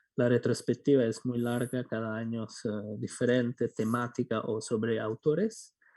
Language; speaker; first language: Spanish; non-native, fluent; Italian